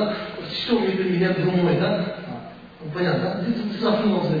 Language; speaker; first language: Russian; non-native, learner; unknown